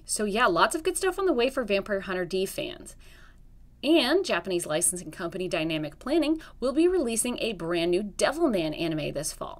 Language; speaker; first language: English; native; English